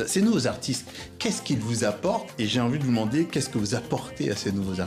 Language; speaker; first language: French; native; French